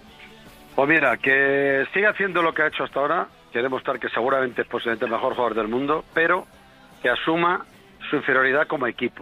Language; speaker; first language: Spanish; native; Spanish